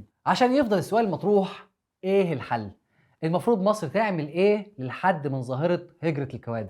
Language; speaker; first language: Arabic; native; Arabic